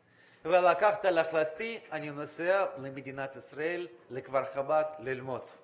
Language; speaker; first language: Hebrew; non-native, fluent; Russian